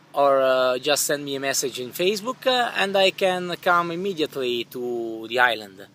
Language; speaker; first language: English; non-native, learner; Italian